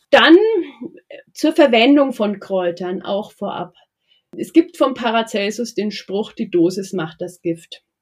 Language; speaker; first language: German; native; German